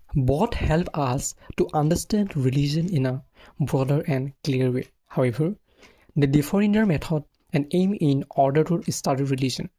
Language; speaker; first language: English; non-native, local second language; Assamese